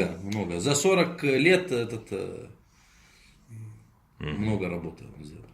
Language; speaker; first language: Russian; non-native, learner; Arabic